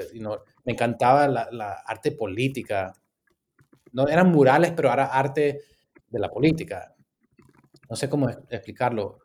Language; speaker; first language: Spanish; early bilingual, heritage; Spanish